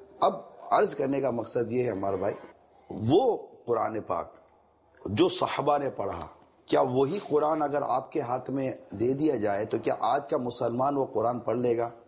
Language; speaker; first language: Urdu; native; Urdu